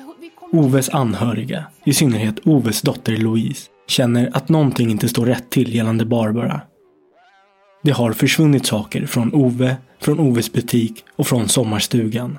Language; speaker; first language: Swedish; native; Swedish